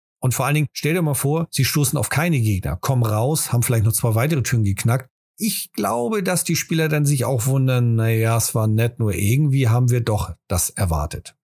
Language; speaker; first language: German; native; German